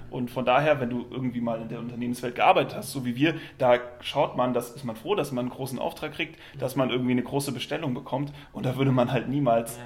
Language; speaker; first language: German; native; German